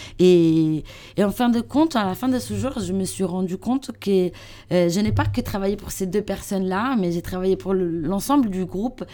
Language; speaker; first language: French; non-native, learner; Italian